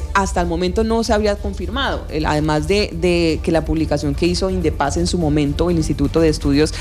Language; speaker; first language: Spanish; native; Spanish